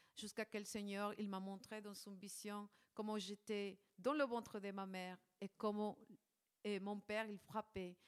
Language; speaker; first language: French; non-native, fluent; Spanish